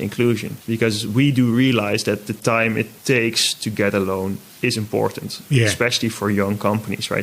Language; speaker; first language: English; non-native, fluent; Dutch